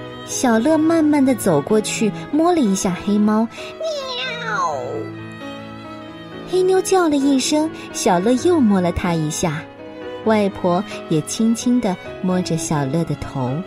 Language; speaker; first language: Chinese; native; Chinese